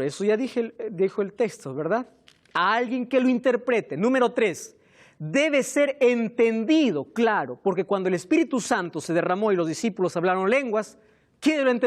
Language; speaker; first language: Spanish; native; Spanish